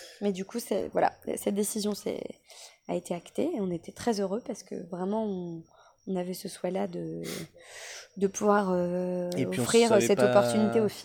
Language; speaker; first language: French; native; French